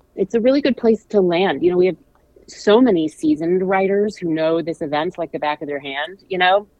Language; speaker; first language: English; native; English